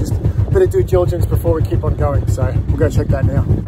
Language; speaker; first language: English; native; English